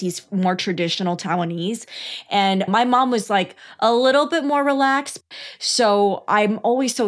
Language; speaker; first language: English; early bilingual, other home language; Chinese